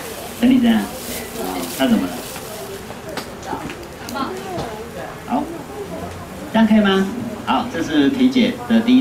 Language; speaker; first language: Chinese; native; Chinese